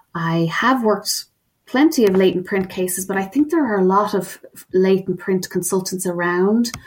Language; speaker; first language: English; native; English